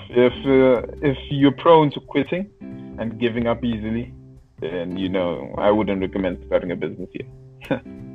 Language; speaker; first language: English; non-native, local second language; Shona